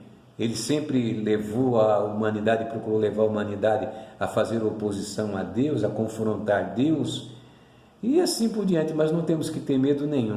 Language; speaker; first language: Portuguese; native; Portuguese